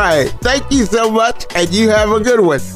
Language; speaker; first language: English; native; English